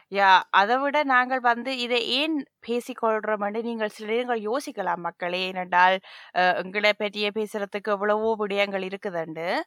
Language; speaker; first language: Tamil; early bilingual, heritage; Tamil